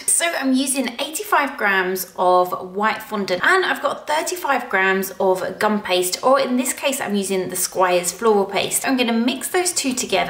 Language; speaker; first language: English; native; English